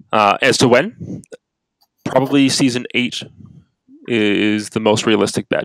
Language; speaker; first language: English; native; English